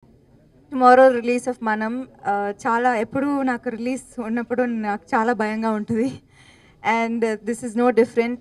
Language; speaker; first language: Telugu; non-native, local second language; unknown